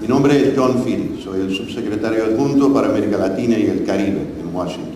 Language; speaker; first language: Spanish; non-native, fluent; English